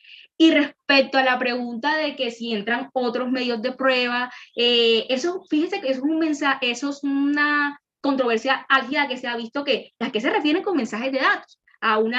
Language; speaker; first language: Spanish; native; Spanish